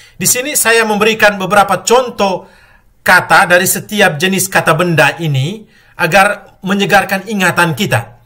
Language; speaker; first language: Indonesian; native; Indonesian